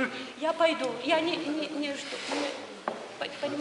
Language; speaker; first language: Russian; non-native, learner; Bulgarian